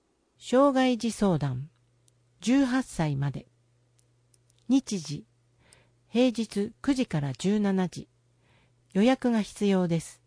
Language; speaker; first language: Japanese; native; Japanese